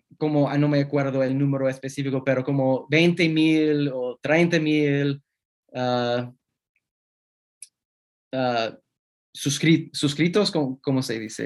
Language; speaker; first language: Spanish; non-native, fluent; English